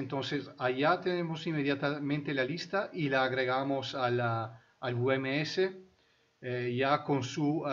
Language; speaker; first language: Spanish; non-native, fluent; Italian